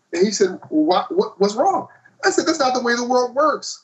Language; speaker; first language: English; native; English